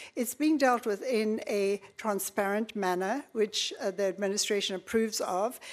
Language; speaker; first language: English; native; English